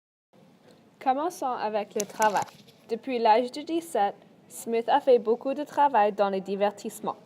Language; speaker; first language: French; non-native, local second language; English